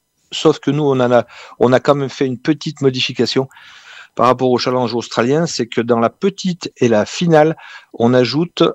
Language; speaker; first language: French; native; French